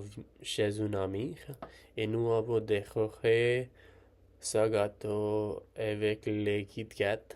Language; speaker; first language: French; non-native, learner; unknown